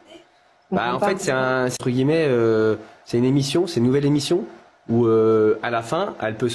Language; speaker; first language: French; native; French